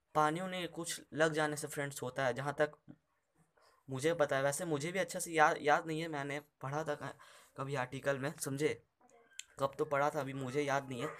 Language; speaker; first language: Hindi; native; Hindi